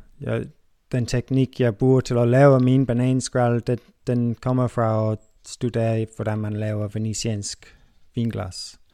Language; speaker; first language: Danish; non-native, fluent; English